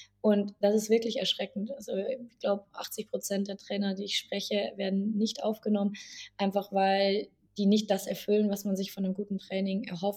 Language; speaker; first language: German; native; German